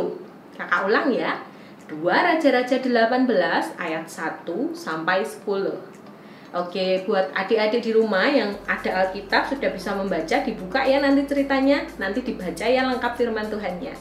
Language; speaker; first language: Indonesian; native; Indonesian